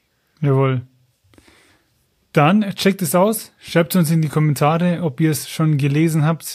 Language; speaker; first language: German; native; German